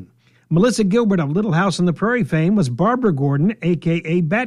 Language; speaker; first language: English; native; English